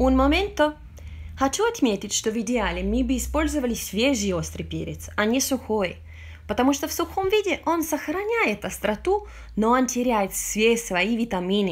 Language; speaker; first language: Russian; non-native, fluent; Italian